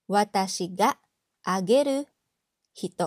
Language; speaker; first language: Japanese; non-native, fluent; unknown